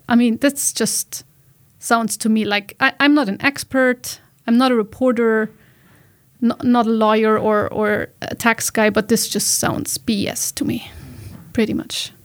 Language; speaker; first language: English; non-native, fluent; German